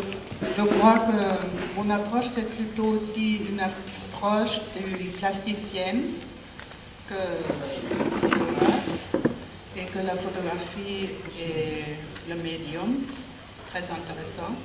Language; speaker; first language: French; non-native, fluent; German